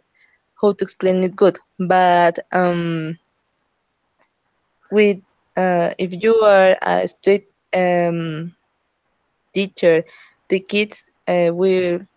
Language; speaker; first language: English; non-native, learner; Spanish